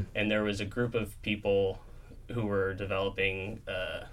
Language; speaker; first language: English; native; English